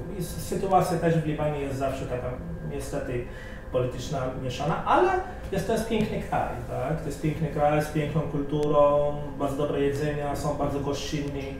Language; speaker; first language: Polish; non-native, fluent; Arabic